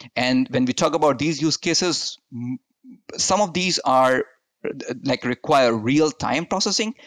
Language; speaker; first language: English; non-native, local second language; Hindi